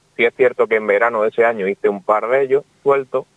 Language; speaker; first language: Spanish; native; Spanish